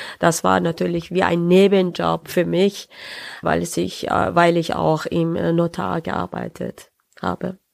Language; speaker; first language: German; non-native, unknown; Persian